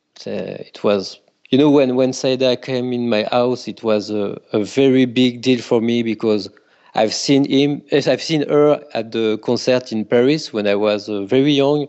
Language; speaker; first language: English; non-native, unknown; French